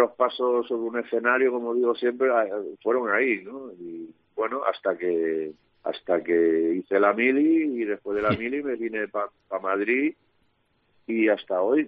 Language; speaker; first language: Spanish; native; Spanish